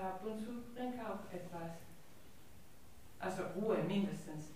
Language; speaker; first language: German; non-native, learner; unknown